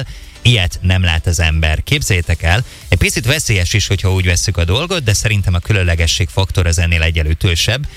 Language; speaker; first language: Hungarian; native; Hungarian